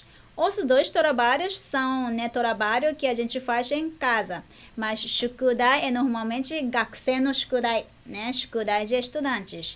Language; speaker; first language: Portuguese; non-native, fluent; Japanese